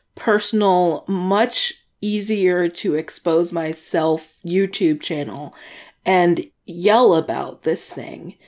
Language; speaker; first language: English; native; English